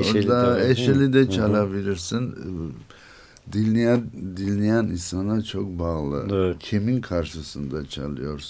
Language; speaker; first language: Turkish; non-native, learner; Armenian